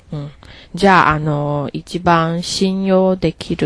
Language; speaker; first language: Japanese; non-native, learner; Chinese